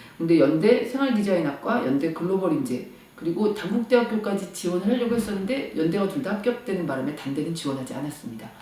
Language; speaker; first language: Korean; native; Korean